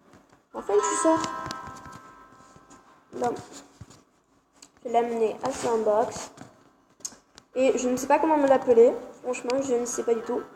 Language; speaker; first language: French; native; French